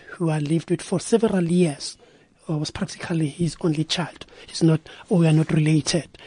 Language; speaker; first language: English; non-native, local second language; Zulu